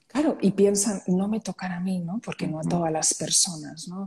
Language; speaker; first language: Spanish; native; Spanish